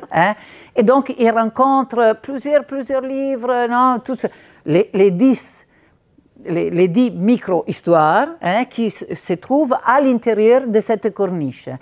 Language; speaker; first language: French; non-native, fluent; Italian